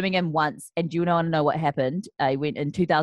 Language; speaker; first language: English; native; English